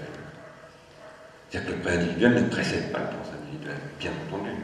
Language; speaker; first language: French; native; French